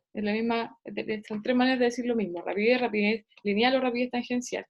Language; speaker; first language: Spanish; native; Spanish